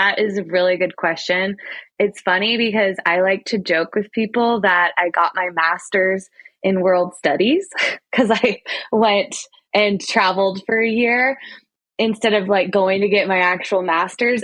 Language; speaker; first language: English; native; English